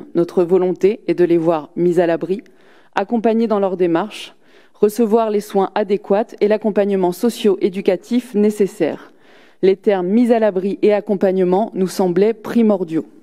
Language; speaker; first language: French; native; French